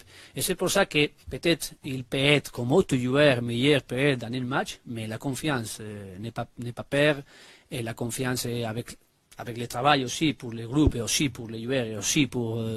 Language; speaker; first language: French; non-native, learner; Spanish